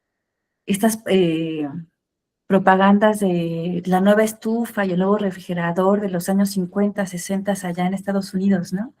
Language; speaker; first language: Spanish; native; Spanish